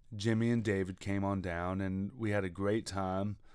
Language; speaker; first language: English; native; English